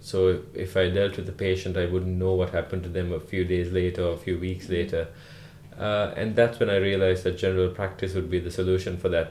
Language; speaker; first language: English; non-native, local second language; Sinhala